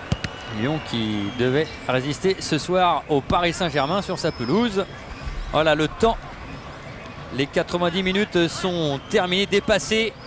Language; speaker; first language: French; native; French